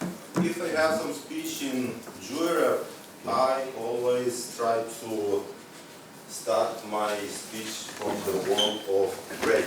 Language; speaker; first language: English; non-native, learner; Ukrainian